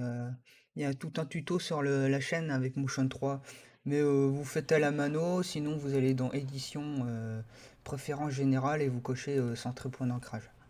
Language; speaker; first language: French; native; French